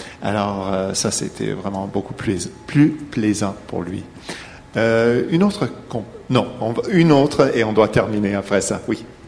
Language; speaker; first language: French; native; French